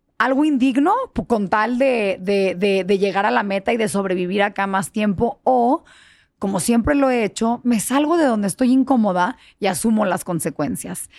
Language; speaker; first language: Spanish; early bilingual, heritage; Spanish